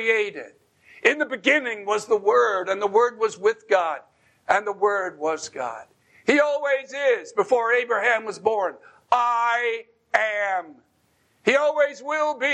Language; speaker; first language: English; native; English